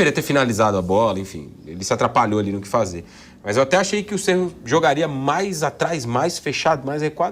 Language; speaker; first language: Portuguese; native; Portuguese